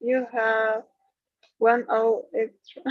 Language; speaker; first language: English; non-native, learner; Spanish